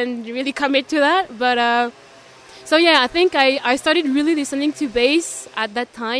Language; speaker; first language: English; non-native, fluent; French